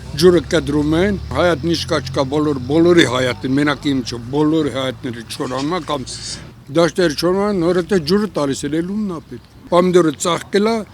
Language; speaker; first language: Armenian; native; Armenian